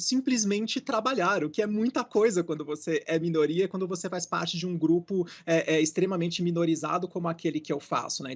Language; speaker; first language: Portuguese; native; Portuguese